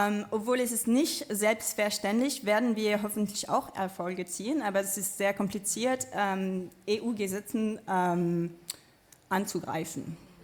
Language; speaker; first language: German; non-native, fluent; French